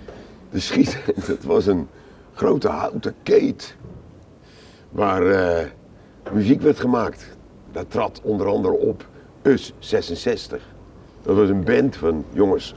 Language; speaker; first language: Dutch; native; Dutch